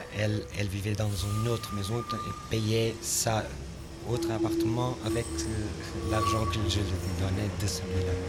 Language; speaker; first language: French; non-native, learner; Portuguese